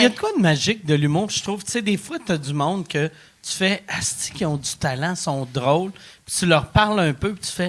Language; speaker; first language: French; native; French